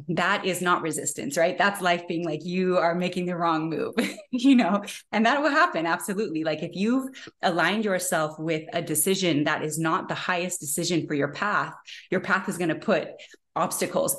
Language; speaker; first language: English; native; English